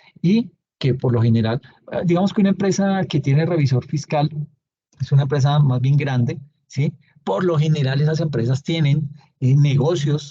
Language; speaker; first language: Spanish; native; Spanish